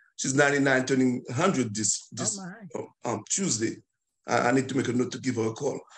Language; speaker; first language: English; non-native, fluent; Haitian Creole